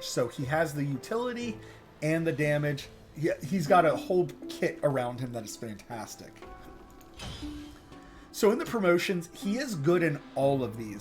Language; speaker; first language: English; native; English